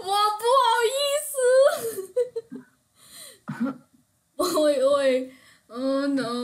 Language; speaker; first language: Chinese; early bilingual, heritage; Chinese